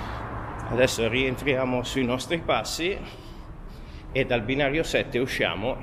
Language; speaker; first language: Italian; native; Italian